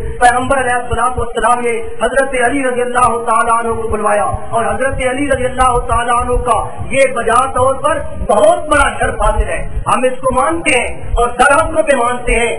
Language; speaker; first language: Urdu; non-native, local second language; Punjabi